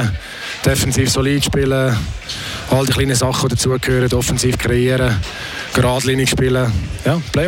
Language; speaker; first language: German; native; German